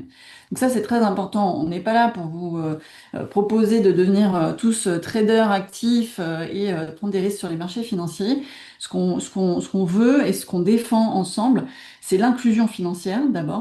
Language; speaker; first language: French; native; French